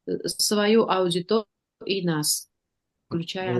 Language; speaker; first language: Russian; non-native, fluent; Armenian